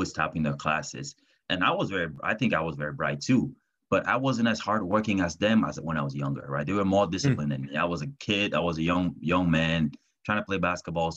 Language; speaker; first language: English; non-native, local second language; French